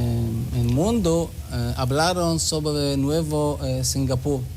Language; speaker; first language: Spanish; non-native, learner; Hebrew